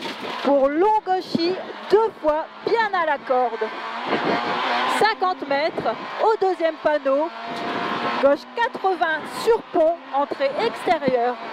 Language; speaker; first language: French; native; French